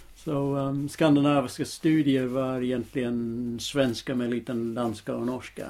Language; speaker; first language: Swedish; non-native, fluent; English